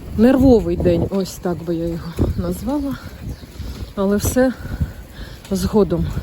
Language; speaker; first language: Ukrainian; non-native, local second language; Russian